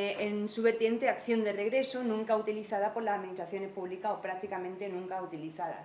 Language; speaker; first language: Spanish; native; Spanish